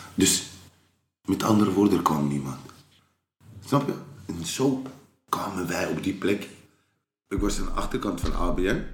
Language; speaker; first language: Dutch; early bilingual, other home language; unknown